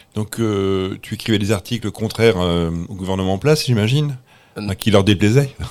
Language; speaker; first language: French; native; French